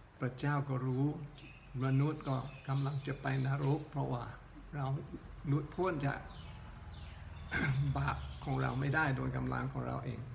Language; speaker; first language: Thai; non-native, local second language; Northeastern Thai